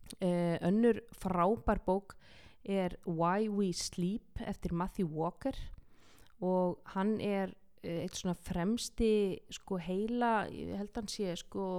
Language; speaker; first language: Icelandic; native; Icelandic